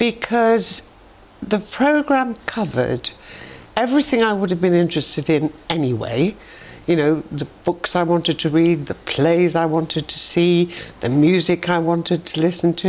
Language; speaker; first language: English; native; English